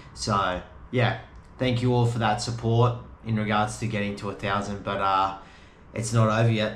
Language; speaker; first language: English; native; English